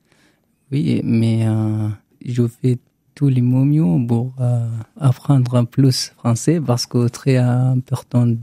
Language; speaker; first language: French; non-native, learner; Arabic